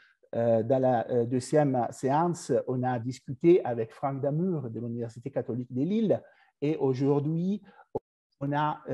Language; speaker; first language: French; non-native, fluent; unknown